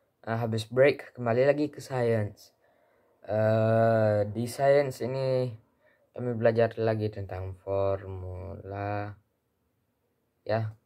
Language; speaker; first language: Indonesian; early bilingual, heritage; Indonesian